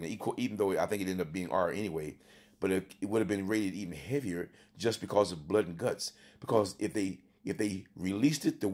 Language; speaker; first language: English; native; English